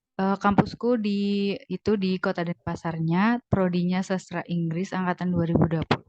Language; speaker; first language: Indonesian; native; Indonesian